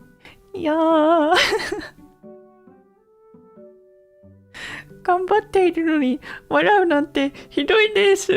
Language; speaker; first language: Japanese; non-native, learner; English